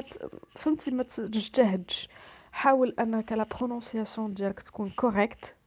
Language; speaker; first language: Arabic; native; Arabic